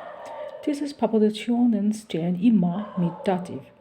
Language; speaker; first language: German; non-native, fluent; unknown